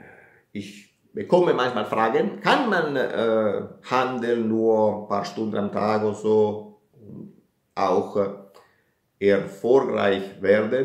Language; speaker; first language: German; non-native, fluent; Italian